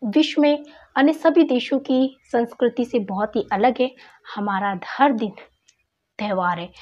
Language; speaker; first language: Hindi; native; Hindi